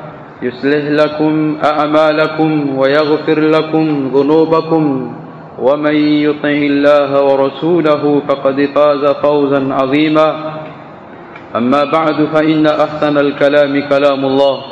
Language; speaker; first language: Arabic; non-native, fluent; Swahili